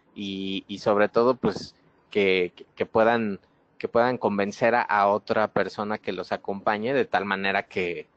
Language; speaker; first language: Spanish; native; Spanish